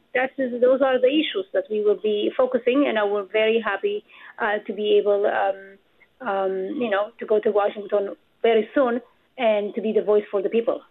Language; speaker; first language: English; non-native, fluent; Amharic